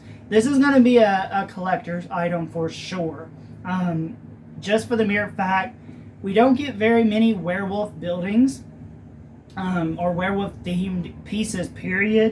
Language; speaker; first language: English; native; English